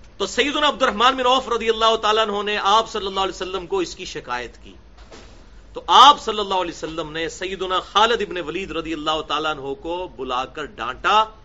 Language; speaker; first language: Urdu; native; Urdu